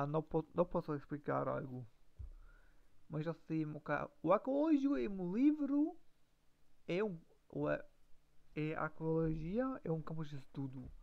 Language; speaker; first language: Portuguese; non-native, learner; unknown